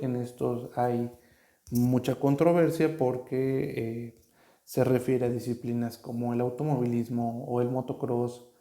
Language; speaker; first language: Spanish; native; Spanish